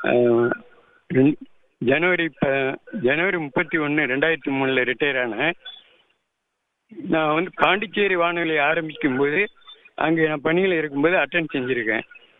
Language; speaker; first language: Tamil; native; Tamil